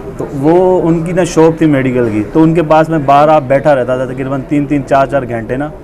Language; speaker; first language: Urdu; non-native, local second language; Punjabi